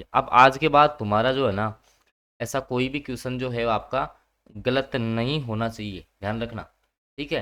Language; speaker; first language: Hindi; native; Hindi